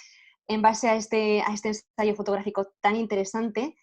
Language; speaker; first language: Spanish; native; Spanish